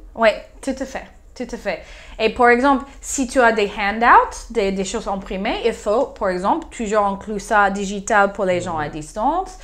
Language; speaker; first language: French; non-native, fluent; English